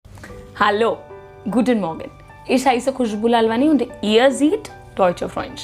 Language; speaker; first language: German; non-native, fluent; Hindi